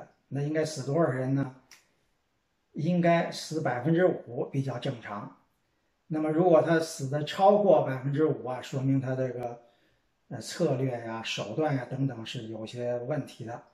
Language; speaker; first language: Chinese; native; Chinese